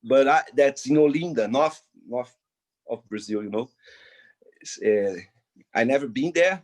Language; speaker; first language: English; non-native, fluent; Portuguese